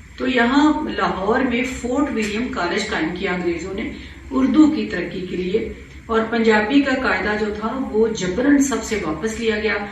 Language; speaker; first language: Urdu; non-native, local second language; Punjabi